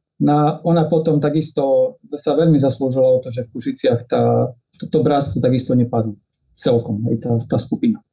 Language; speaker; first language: Slovak; native; Slovak